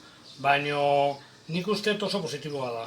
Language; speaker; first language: Basque; non-native, learner; Spanish